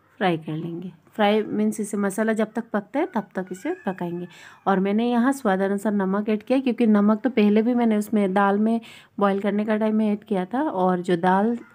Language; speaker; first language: Hindi; non-native, local second language; Bangla